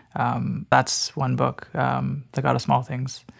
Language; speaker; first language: English; native; English